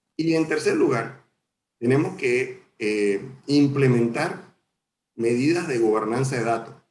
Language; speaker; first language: Spanish; native; Spanish